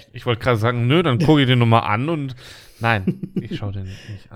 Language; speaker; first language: German; native; German